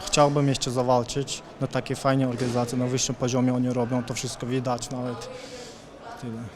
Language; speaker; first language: Polish; non-native, fluent; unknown